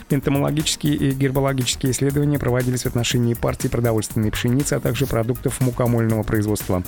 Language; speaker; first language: Russian; native; Russian